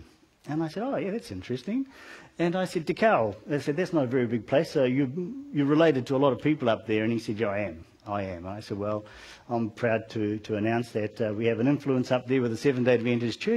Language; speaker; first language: English; native; English